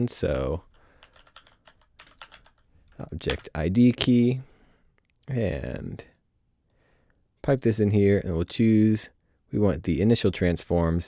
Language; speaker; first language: English; native; English